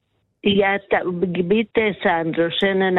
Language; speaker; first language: German; non-native, learner; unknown